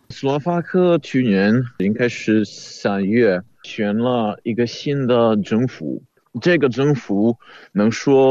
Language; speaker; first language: Chinese; non-native, fluent; Czech